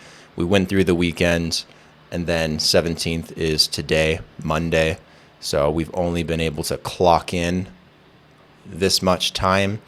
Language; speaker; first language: English; native; English